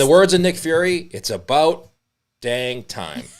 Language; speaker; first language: English; native; English